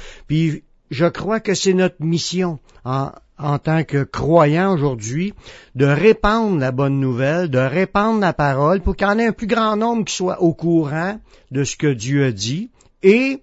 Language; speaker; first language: French; native; French